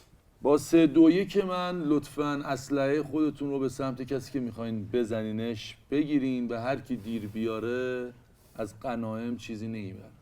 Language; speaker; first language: Persian; native; Persian